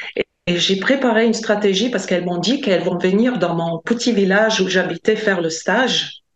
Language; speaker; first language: French; non-native, fluent; Latvian